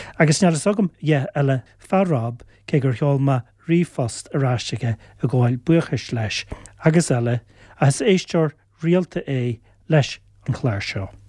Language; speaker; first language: Irish; native; Irish